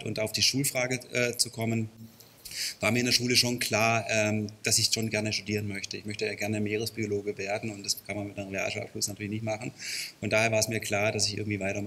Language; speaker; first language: German; native; German